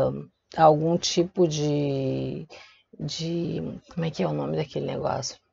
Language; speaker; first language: Portuguese; native; Portuguese